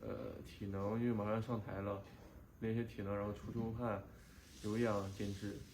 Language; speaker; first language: Chinese; native; Chinese